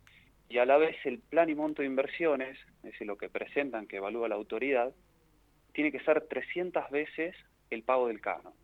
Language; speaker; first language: Spanish; native; Spanish